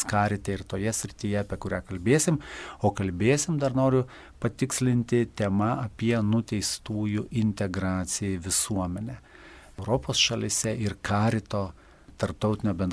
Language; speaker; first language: Lithuanian; native; Lithuanian